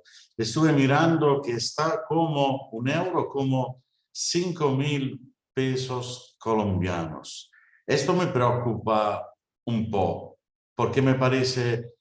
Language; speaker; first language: Spanish; non-native, fluent; Italian